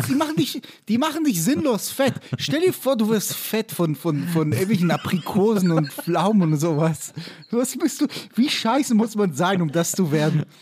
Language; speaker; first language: German; non-native, fluent; Hebrew